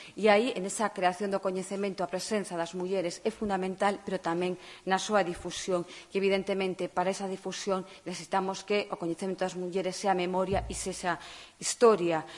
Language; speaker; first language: Galician; non-native, local second language; Spanish